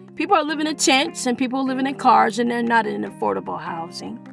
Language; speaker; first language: English; early bilingual, other home language; Yoruba